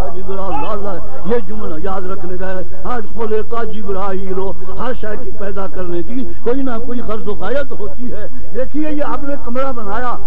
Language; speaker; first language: Urdu; non-native, local second language; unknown